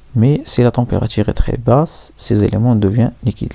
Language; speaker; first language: French; non-native, local second language; Arabic